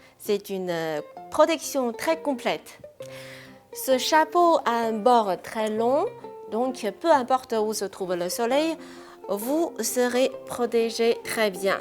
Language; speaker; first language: French; non-native, fluent; Chinese